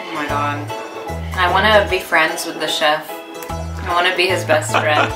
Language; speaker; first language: English; early bilingual, other home language; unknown